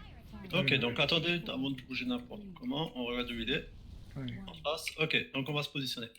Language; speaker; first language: French; native; French